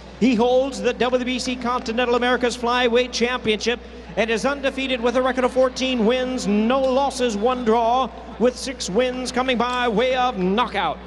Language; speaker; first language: English; early bilingual, other home language; Spanish